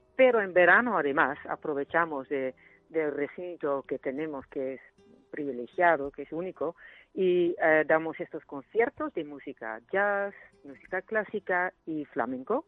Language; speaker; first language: Spanish; non-native, fluent; Dutch